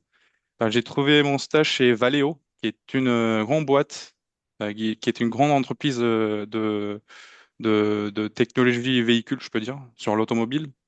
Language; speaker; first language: French; non-native, fluent; Turkish